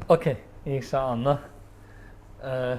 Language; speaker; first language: Arabic; non-native, learner; Chinese